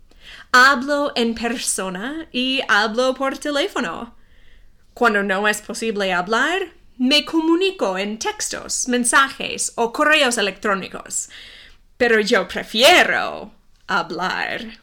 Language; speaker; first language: Spanish; non-native, fluent; English